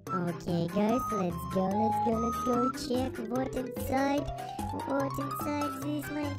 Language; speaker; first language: English; non-native, learner; Russian